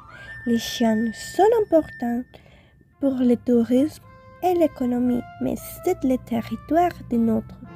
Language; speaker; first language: French; non-native, fluent; Spanish